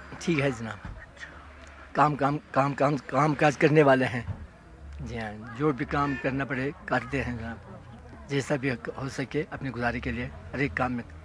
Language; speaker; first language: Urdu; non-native, local second language; Ladakhi